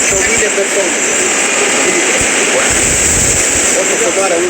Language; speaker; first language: Italian; non-native, fluent; Albanian